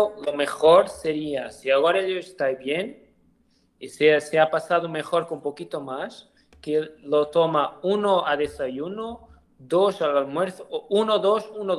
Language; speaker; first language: Spanish; non-native, learner; Portuguese